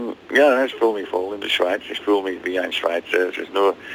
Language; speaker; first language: German; non-native, learner; English